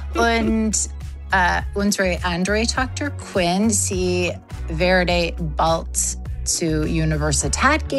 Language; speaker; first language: German; non-native, learner; English